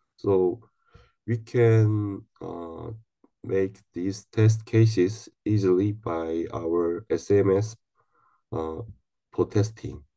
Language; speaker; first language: English; non-native, learner; Korean